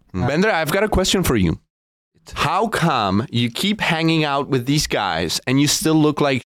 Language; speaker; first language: English; non-native, fluent; Czech